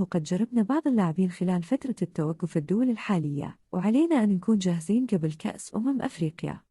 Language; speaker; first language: Arabic; native; Arabic